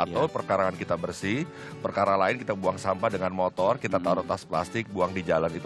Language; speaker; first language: Malay; native; Malay